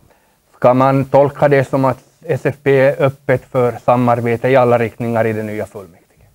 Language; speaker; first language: Swedish; native; Swedish